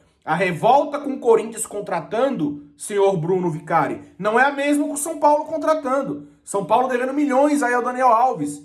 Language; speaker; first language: Portuguese; native; Portuguese